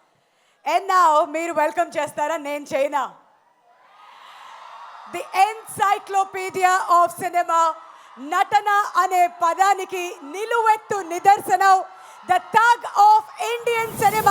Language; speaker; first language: Telugu; native; Telugu